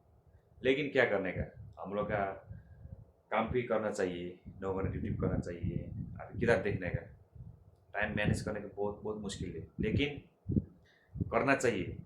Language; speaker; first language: Hindi; non-native, learner; Nepali